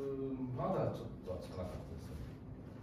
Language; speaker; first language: Japanese; non-native, fluent; Portuguese